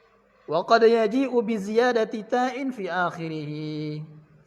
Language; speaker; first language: Arabic; non-native, fluent; Indonesian